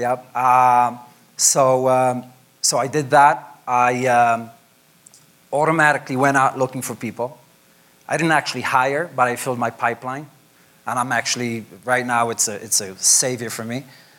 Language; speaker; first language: English; non-native, fluent; Polish